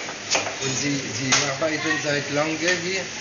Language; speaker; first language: German; non-native, learner; French